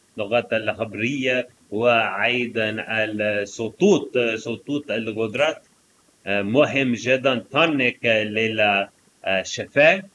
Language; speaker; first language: Arabic; non-native, learner; English